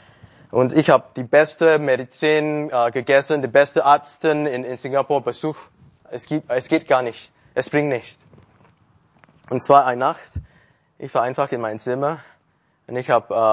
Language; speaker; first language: German; non-native, learner; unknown